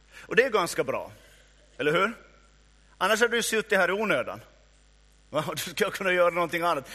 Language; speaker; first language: Swedish; native; Swedish